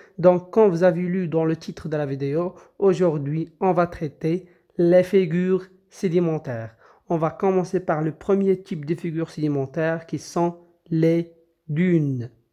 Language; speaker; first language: French; non-native, local second language; Arabic